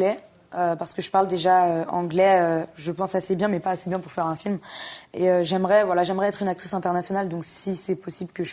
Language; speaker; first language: French; native; French